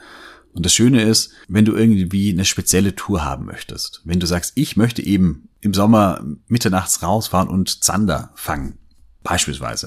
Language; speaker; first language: German; native; German